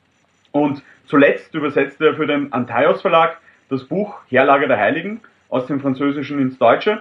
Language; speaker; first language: German; native; German